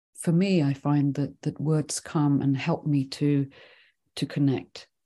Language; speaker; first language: English; early bilingual, other home language; Swedish